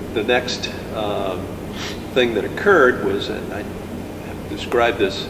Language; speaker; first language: English; native; English